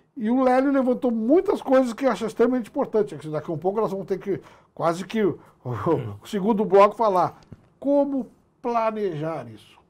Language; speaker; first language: Portuguese; native; Portuguese